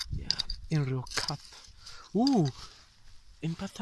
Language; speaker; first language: Welsh; non-native, learner; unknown